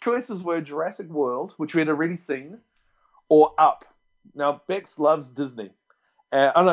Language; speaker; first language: English; native; English